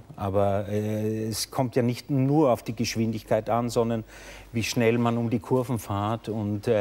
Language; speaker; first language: German; native; German